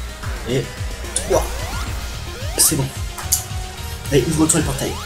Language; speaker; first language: French; native; French